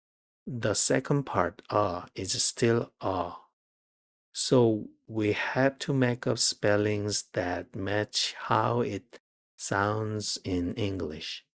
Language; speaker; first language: English; non-native, fluent; Korean